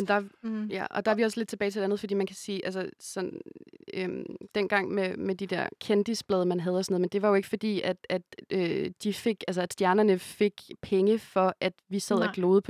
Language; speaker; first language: Danish; native; Danish